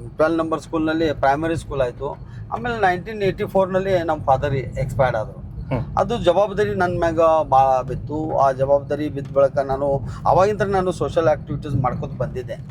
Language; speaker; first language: Kannada; non-native, local second language; Marathi